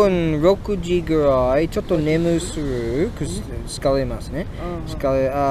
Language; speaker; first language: Japanese; non-native, learner; English